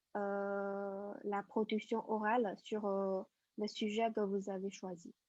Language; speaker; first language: French; non-native, fluent; Chinese